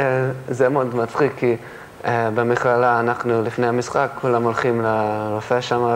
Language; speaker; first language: Hebrew; early bilingual, heritage; English